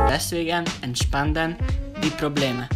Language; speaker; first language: German; non-native, learner; Hungarian